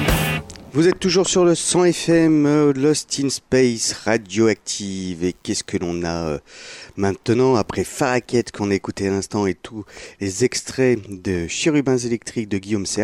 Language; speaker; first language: French; native; French